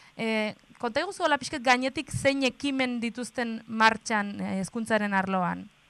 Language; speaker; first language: Basque; native; Basque